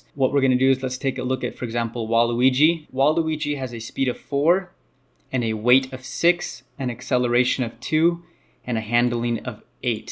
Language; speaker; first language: English; native; English